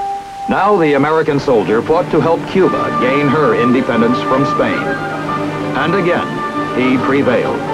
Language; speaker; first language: English; native; English